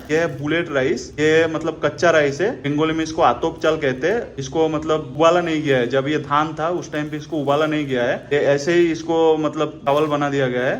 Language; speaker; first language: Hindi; non-native, local second language; Bangla